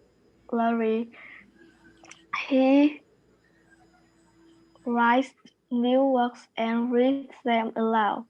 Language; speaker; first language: English; non-native, learner; Vietnamese